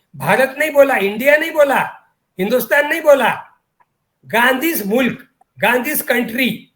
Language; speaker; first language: Hindi; non-native, local second language; Marathi